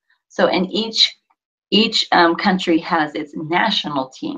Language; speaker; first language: English; native; English